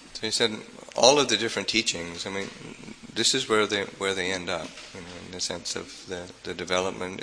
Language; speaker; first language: English; native; English